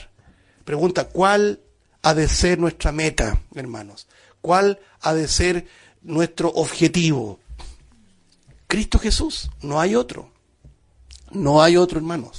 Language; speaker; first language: Spanish; native; Spanish